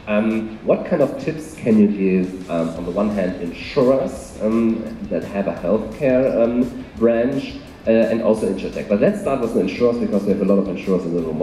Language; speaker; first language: English; non-native, fluent; German